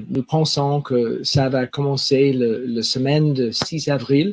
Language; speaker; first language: French; non-native, local second language; English